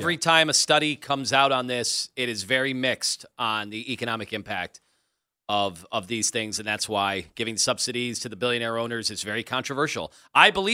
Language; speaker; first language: English; native; English